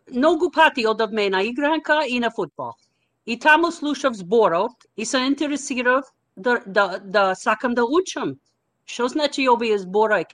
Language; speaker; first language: Macedonian; non-native, learner; English